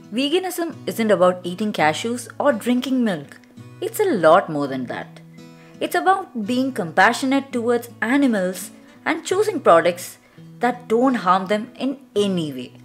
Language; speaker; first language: English; non-native, local second language; Malayalam